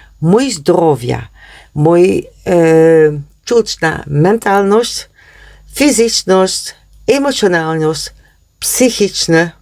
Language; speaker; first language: Polish; non-native, learner; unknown